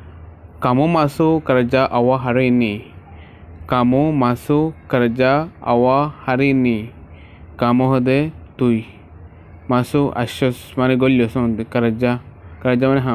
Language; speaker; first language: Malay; non-native, learner; Rohingya